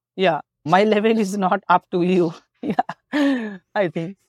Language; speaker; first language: English; non-native, local second language; Bangla